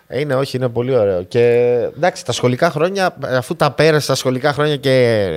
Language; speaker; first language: Greek; native; Greek